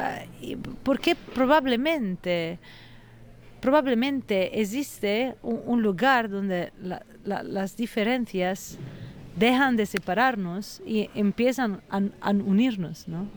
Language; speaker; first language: Spanish; non-native, fluent; Italian